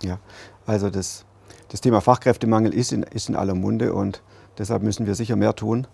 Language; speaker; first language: German; native; German